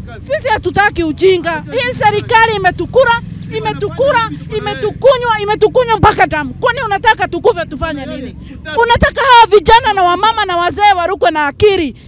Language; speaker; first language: Swahili; non-native, local second language; Kikuyu